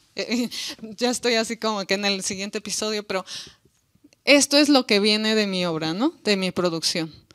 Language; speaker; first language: Spanish; native; Spanish